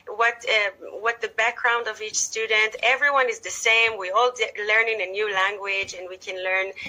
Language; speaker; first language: English; non-native, fluent; Hebrew